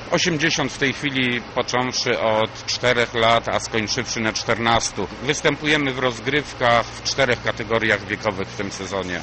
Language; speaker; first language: Polish; native; Polish